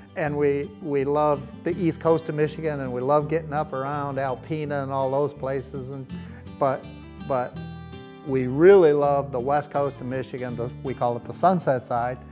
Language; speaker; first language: English; native; English